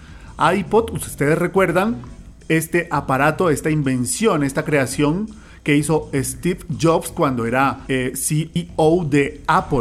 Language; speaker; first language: Spanish; native; Spanish